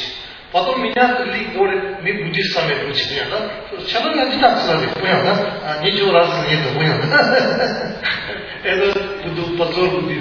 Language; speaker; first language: Russian; non-native, learner; Tibetan